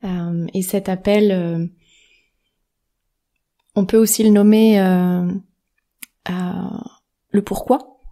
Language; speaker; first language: French; native; French